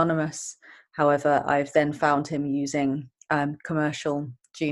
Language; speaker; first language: English; native; English